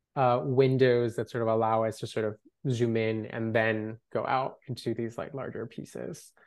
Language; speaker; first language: English; non-native, fluent; Spanish